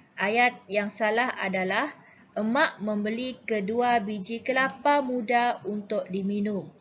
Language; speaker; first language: Malay; native; Malay